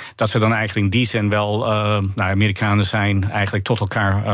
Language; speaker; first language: Dutch; non-native, fluent; English